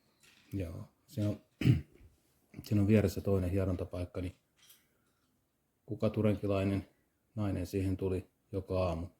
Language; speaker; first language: Finnish; native; Finnish